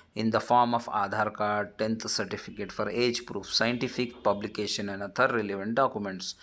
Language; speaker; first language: English; non-native, local second language; Kannada